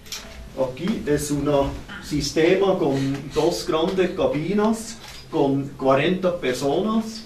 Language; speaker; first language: Spanish; non-native, learner; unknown